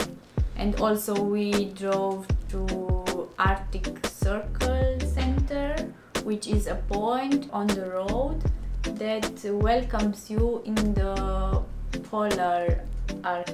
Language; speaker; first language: English; non-native, learner; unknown